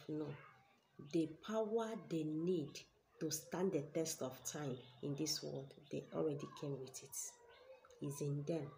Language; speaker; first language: English; non-native, local second language; Igbo